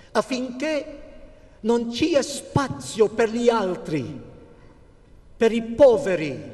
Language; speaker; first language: Italian; non-native, fluent; Filipino